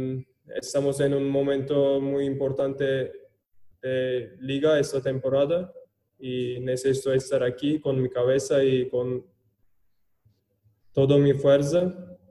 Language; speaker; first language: Spanish; non-native, learner; Turkish